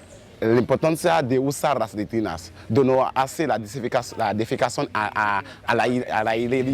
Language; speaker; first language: Spanish; non-native, learner; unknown